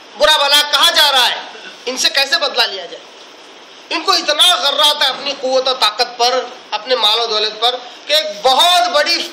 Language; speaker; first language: Urdu; native; Urdu